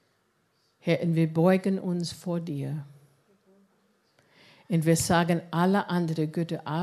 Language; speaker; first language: German; non-native, fluent; English